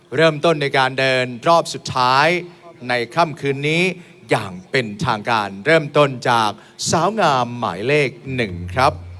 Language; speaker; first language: Thai; native; Thai